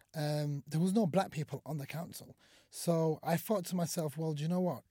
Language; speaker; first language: English; early bilingual, other home language; Somali